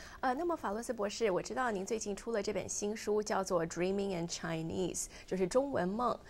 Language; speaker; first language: Chinese; native; Chinese